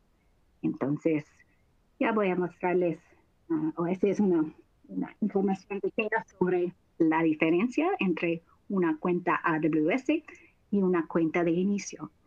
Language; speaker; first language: Spanish; non-native, fluent; English